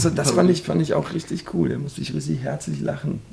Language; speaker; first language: German; native; German